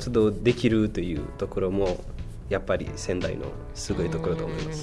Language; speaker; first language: Japanese; non-native, fluent; Newari